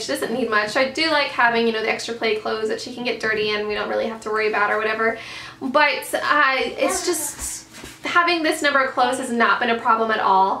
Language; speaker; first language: English; native; English